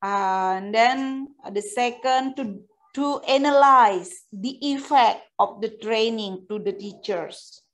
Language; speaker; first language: English; non-native, fluent; Indonesian